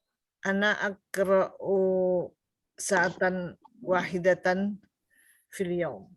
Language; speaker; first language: Arabic; non-native, learner; Indonesian